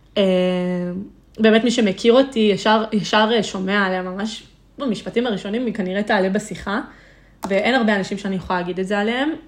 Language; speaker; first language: Hebrew; early bilingual, other home language; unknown